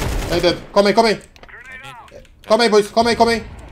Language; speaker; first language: English; non-native, learner; Romanian